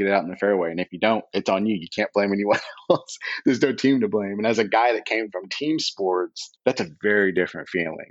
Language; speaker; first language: English; native; English